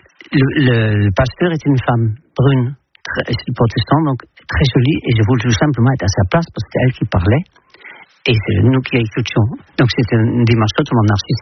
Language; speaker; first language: French; non-native, fluent; Dutch